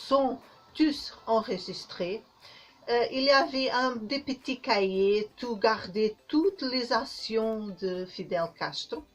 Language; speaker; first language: French; non-native, learner; Portuguese